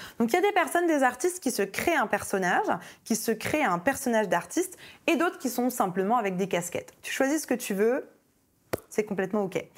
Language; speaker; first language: French; native; French